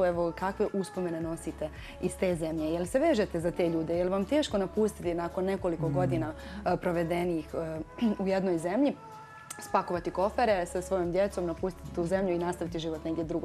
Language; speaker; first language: Croatian; native; Croatian